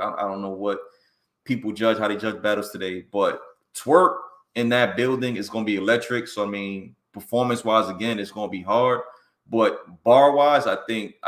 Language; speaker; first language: English; native; English